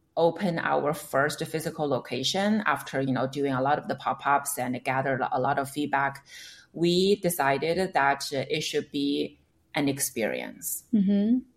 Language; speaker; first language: English; non-native, fluent; Chinese